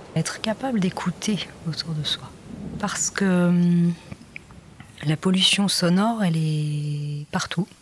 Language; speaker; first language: French; native; French